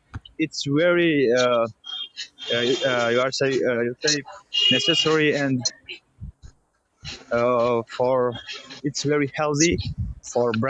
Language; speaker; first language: English; non-native, learner; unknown